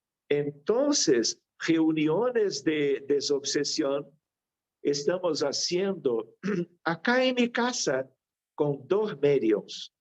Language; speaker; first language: Spanish; non-native, fluent; Portuguese